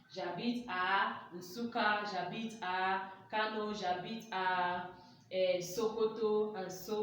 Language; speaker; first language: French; non-native, fluent; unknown